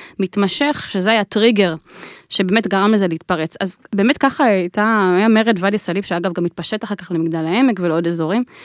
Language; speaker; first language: Hebrew; native; Hebrew